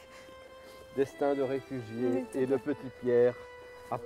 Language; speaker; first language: French; native; French